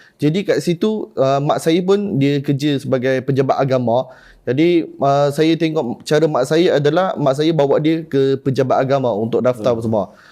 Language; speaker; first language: Malay; non-native, local second language; Chinese